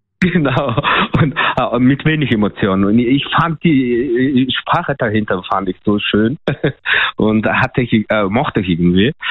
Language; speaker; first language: German; non-native, fluent; Mongolian